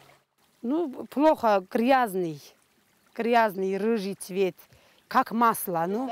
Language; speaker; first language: Russian; non-native, learner; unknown